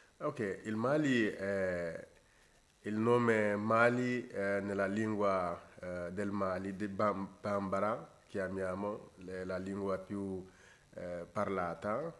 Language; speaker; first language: Italian; non-native, fluent; Bambara